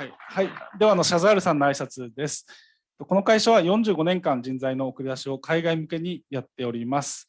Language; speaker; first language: Japanese; native; Japanese